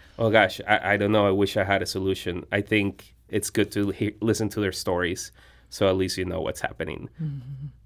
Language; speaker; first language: English; non-native, fluent; Spanish